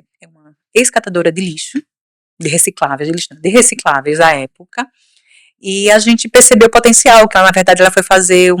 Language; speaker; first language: Portuguese; native; Portuguese